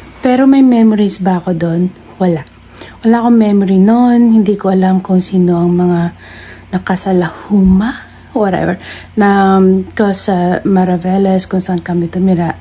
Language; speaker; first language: Filipino; non-native, local second language; Iloko